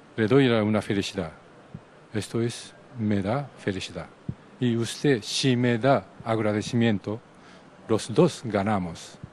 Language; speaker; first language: Spanish; non-native, learner; Japanese